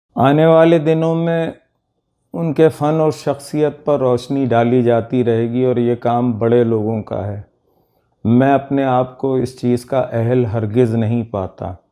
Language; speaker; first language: Urdu; native; Urdu